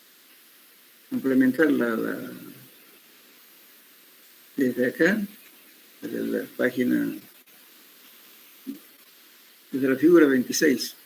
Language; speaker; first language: Spanish; native; Spanish